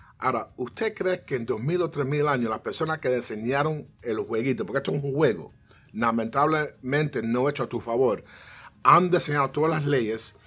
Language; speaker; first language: Spanish; early bilingual, heritage; Spanish